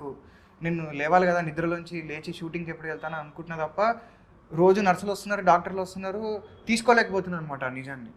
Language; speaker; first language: Telugu; native; Telugu